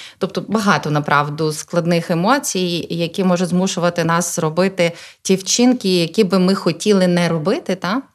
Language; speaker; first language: Ukrainian; native; Ukrainian